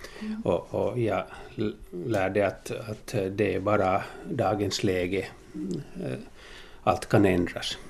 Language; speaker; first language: Swedish; non-native, local second language; Finnish